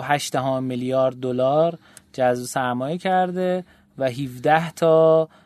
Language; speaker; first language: Persian; native; Persian